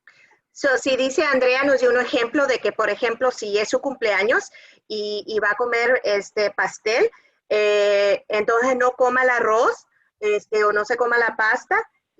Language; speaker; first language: Spanish; early bilingual, other home language; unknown